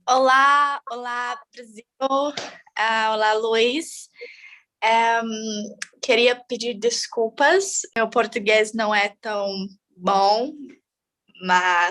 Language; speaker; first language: Portuguese; non-native, learner; English